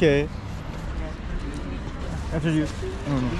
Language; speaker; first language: English; non-native, learner; Korean